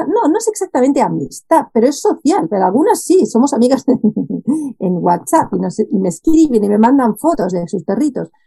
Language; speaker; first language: Spanish; native; Spanish